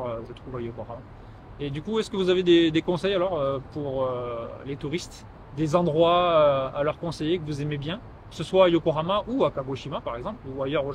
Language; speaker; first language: French; native; French